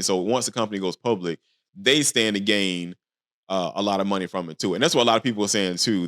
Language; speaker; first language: English; native; English